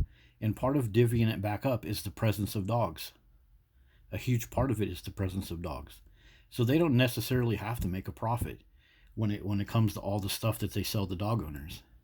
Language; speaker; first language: English; native; English